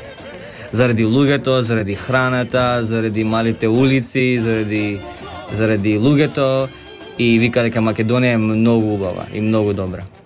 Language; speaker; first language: Macedonian; early bilingual, heritage; Macedonian